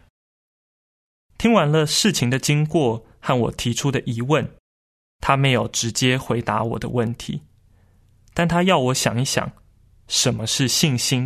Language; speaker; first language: Chinese; native; Chinese